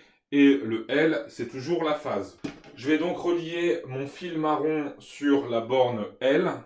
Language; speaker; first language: French; native; French